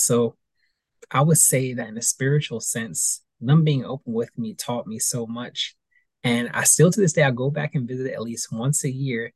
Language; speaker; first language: English; native; English